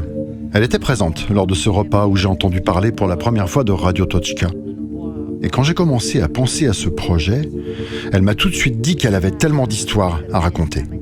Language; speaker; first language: French; native; French